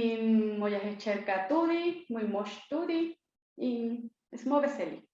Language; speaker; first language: Slovenian; non-native, learner; Spanish